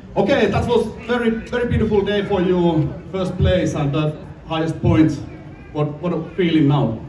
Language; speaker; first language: English; non-native, learner; Finnish